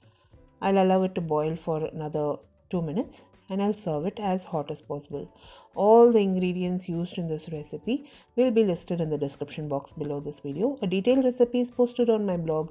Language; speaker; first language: English; non-native, local second language; Tamil